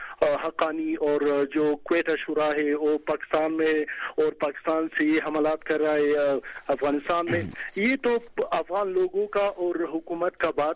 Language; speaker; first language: Hindi; non-native, fluent; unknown